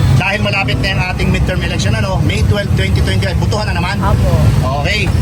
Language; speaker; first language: Filipino; non-native, local second language; Bikol